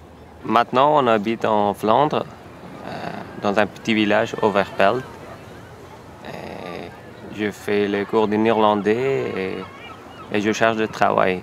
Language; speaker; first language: French; non-native, learner; Persian